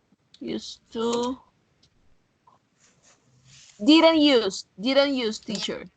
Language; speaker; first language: English; non-native, learner; Spanish